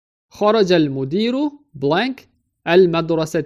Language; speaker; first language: Arabic; non-native, fluent; English